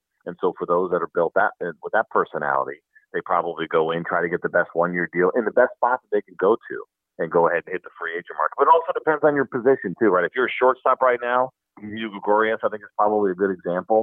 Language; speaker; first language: English; native; English